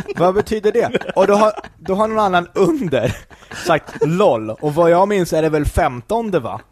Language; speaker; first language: Swedish; early bilingual, other home language; Kurdish